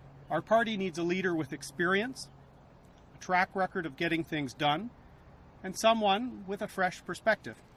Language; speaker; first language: English; native; English